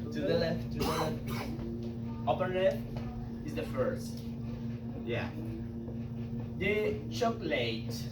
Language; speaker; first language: English; non-native, learner; Spanish